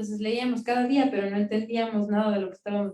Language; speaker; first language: Spanish; native; Spanish